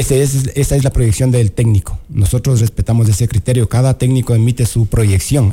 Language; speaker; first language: Spanish; native; Spanish